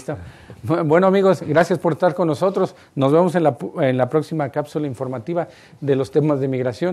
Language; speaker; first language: Spanish; native; Spanish